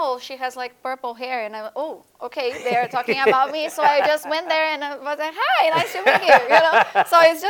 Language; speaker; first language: English; non-native, fluent; Portuguese